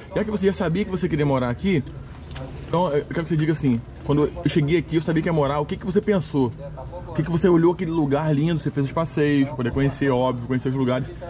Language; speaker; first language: Portuguese; native; Portuguese